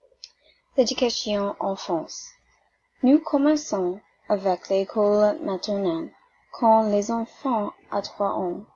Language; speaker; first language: French; non-native, learner; English